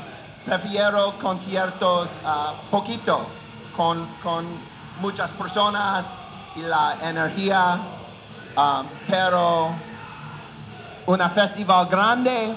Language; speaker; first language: Spanish; non-native, learner; English